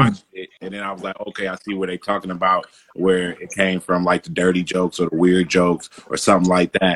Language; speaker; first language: English; native; English